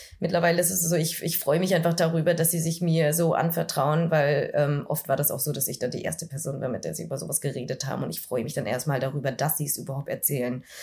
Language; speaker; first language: German; early bilingual, other home language; Vietnamese